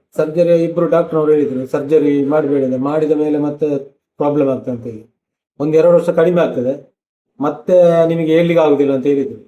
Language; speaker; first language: Kannada; native; Kannada